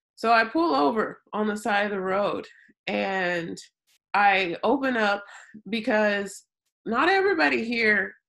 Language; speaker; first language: English; native; English